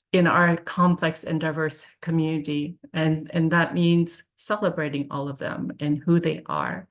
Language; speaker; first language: English; early bilingual, other home language; Korean